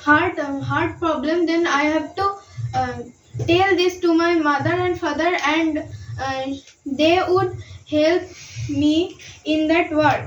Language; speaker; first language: English; non-native, learner; Bangla